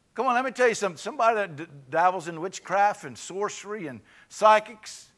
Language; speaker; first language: English; native; English